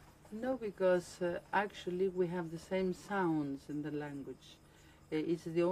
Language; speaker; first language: English; non-native, fluent; Greek